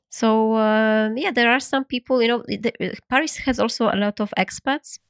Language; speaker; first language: English; non-native, fluent; Polish